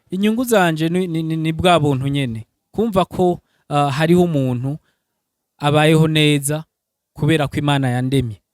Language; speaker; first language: Rundi; early bilingual, heritage; Rundi